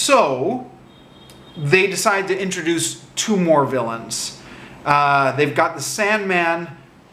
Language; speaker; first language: English; native; English